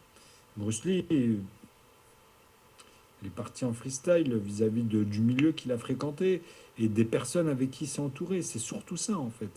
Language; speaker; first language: French; native; French